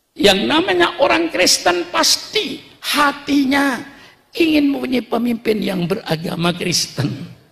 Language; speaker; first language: Indonesian; non-native, local second language; Madurese